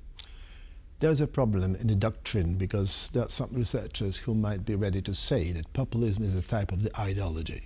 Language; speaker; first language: English; non-native, fluent; Polish